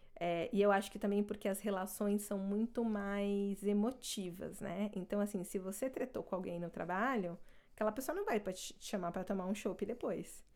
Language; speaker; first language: Portuguese; native; Portuguese